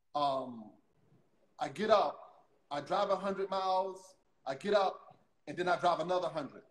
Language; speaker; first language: English; native; English